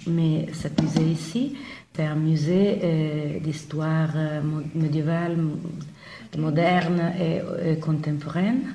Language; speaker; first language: French; non-native, fluent; Italian